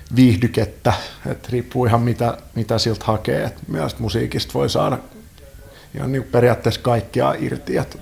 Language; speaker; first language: Finnish; native; Finnish